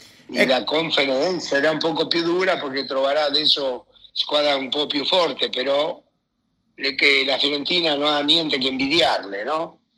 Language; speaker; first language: Italian; non-native, fluent; Spanish